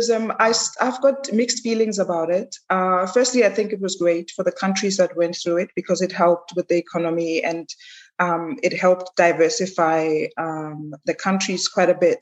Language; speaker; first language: English; non-native, local second language; Zulu